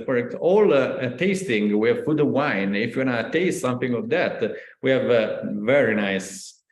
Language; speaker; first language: English; non-native, learner; Italian